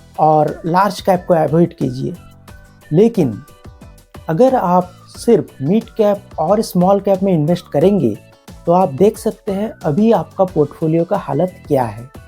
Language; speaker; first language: Hindi; non-native, local second language; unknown